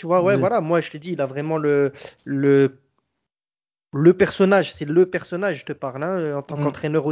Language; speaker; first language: French; native; French